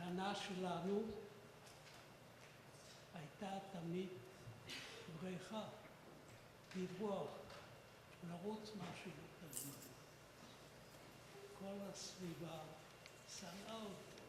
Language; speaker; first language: Hebrew; non-native, fluent; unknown